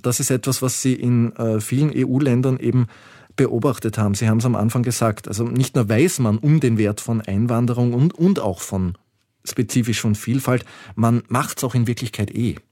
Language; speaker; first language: German; native; German